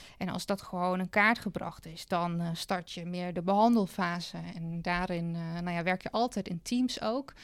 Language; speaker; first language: Dutch; non-native, fluent; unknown